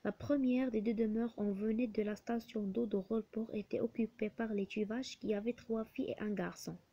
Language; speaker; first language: French; non-native, local second language; Arabic